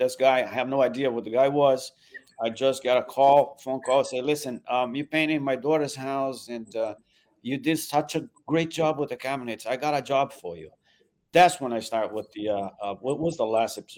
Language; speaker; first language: English; non-native, fluent; Portuguese